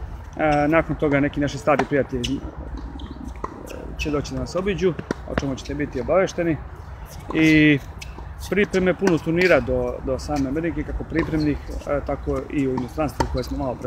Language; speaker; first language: Serbian; native; Serbian